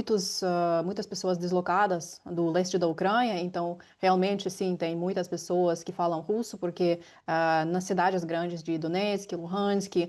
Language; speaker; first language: Portuguese; non-native, fluent; Ukrainian